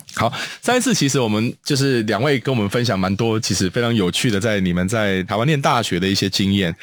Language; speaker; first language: Chinese; native; Chinese